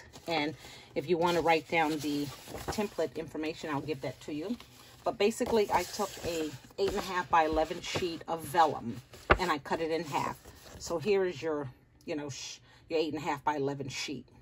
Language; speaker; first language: English; native; English